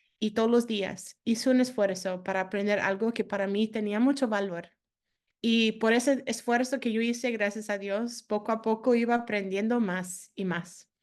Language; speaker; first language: Spanish; non-native, fluent; English